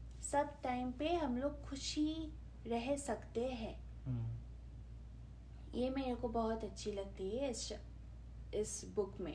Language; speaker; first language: Hindi; non-native, local second language; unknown